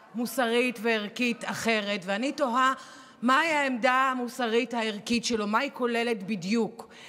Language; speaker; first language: Hebrew; native; Hebrew